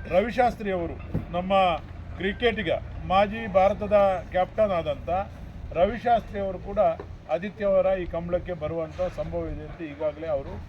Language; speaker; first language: Kannada; non-native, local second language; Tulu